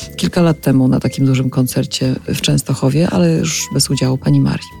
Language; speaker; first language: Polish; native; Polish